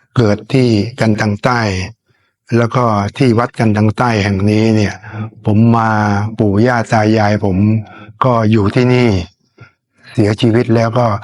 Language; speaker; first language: Thai; native; Thai